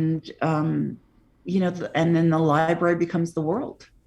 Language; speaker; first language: English; native; English